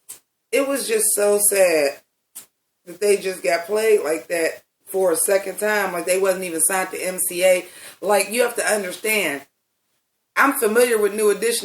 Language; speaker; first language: English; native; English